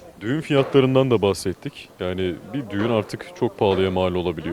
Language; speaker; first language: Turkish; native; Turkish